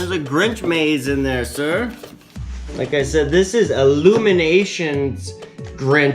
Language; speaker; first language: English; native; English